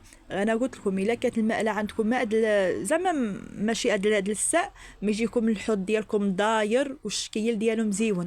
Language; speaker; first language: Arabic; native; Arabic